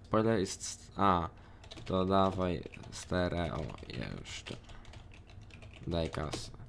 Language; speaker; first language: Polish; native; Polish